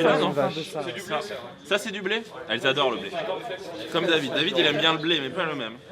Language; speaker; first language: French; native; French